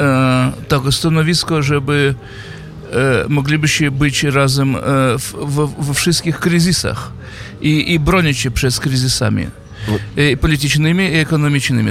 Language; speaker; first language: Polish; non-native, fluent; Yiddish